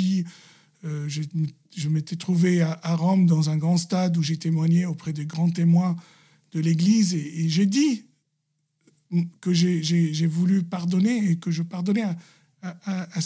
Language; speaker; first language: French; non-native, local second language; Arabic